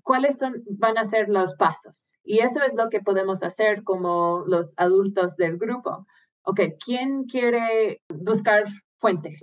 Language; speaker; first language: Spanish; non-native, fluent; English